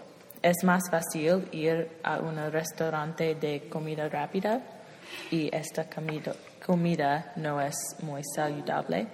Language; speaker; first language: Spanish; non-native, learner; English